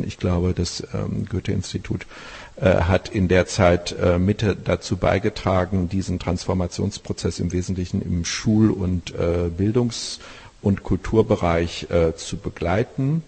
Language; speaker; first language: German; native; German